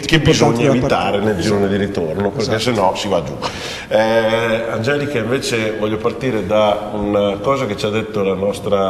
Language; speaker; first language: Italian; native; Italian